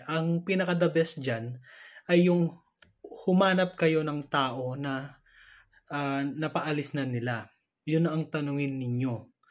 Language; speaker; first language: Filipino; native; Filipino